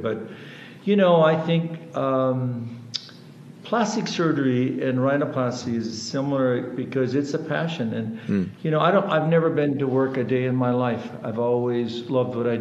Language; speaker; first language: English; early bilingual, other home language; German